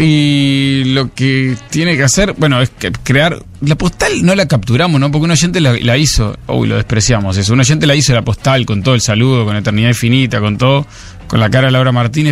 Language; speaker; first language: Spanish; native; Spanish